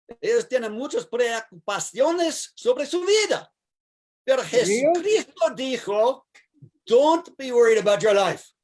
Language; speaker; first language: Spanish; non-native, learner; English